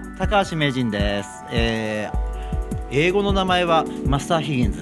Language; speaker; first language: Japanese; native; Japanese